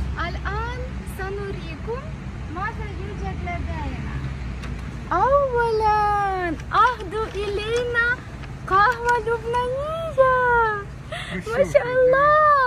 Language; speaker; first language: Arabic; non-native, fluent; Ukrainian